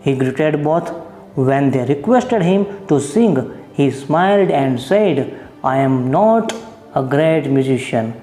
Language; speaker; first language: English; non-native, local second language; Gujarati